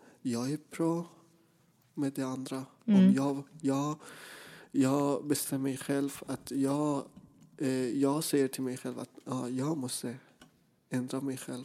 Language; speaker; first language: Swedish; non-native, fluent; Persian